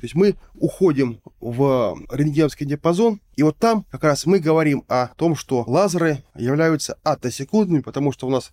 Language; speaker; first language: Russian; native; Russian